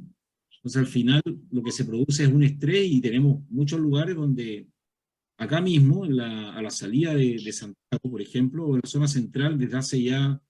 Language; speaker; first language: Spanish; native; Spanish